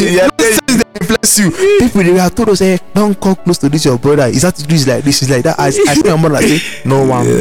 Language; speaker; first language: English; non-native, local second language; Igbo